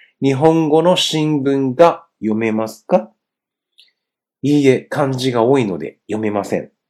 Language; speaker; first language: Japanese; non-native, fluent; Chinese